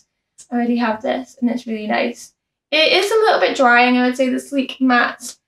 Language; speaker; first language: English; native; English